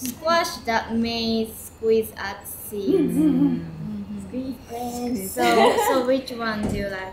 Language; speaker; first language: English; non-native, learner; Japanese